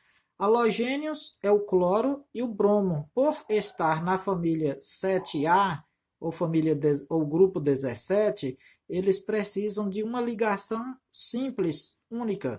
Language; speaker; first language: Portuguese; native; Portuguese